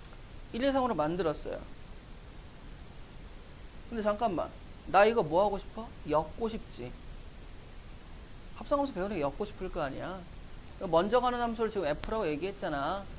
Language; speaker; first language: Korean; native; Korean